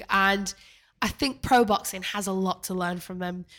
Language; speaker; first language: English; native; English